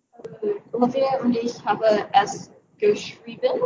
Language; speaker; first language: German; non-native, learner; English